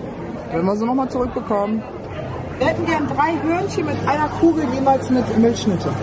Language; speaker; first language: German; native; German